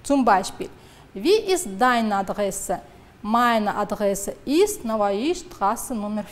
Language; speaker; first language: German; non-native, fluent; Uzbek